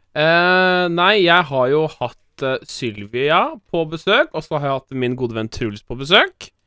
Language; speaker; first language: Norwegian; native; Norwegian